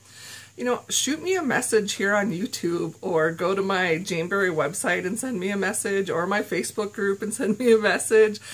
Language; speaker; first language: English; native; English